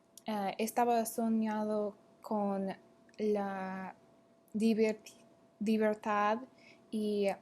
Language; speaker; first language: Spanish; non-native, learner; English